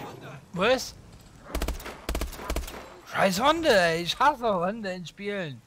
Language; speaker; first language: German; native; German